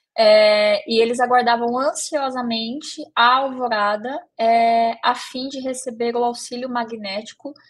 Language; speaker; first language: Portuguese; native; Portuguese